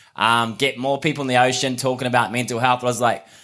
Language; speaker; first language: English; native; English